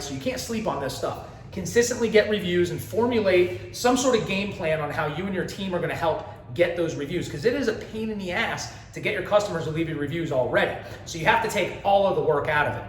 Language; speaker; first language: English; native; English